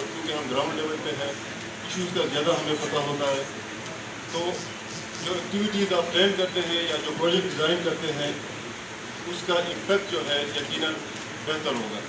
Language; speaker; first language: Urdu; non-native, local second language; Khowar